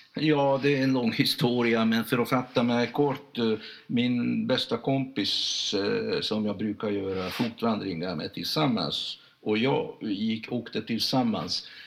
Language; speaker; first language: Swedish; non-native, fluent; Hungarian